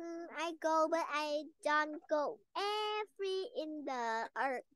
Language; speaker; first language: English; non-native, learner; Vietnamese